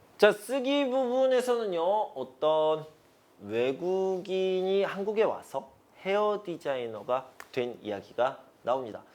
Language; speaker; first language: Korean; native; Korean